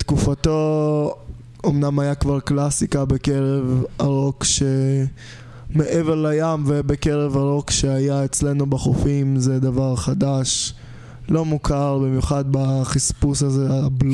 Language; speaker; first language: Hebrew; native; Hebrew